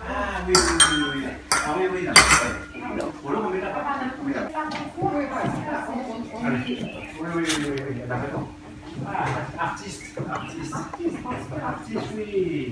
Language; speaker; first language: French; native; French